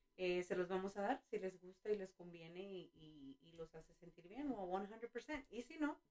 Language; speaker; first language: Spanish; early bilingual, heritage; Spanish